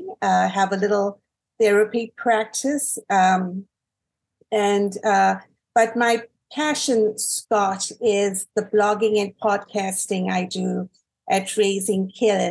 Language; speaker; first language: English; native; English